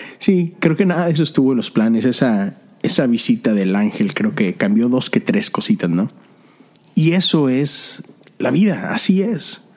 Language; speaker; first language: Spanish; native; Spanish